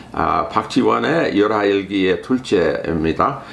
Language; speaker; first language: Korean; non-native, fluent; English